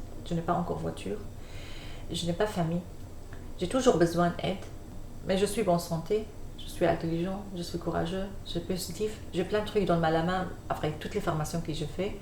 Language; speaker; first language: French; non-native, learner; Arabic